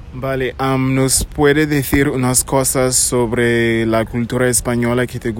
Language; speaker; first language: Spanish; non-native, fluent; English